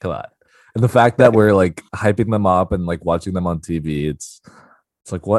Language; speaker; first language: English; non-native, local second language; Cantonese